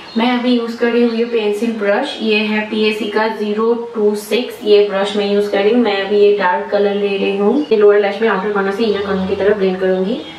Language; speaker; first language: Hindi; non-native, local second language; Bangla